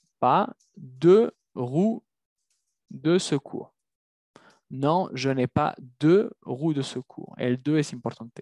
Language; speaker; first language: French; non-native, fluent; Spanish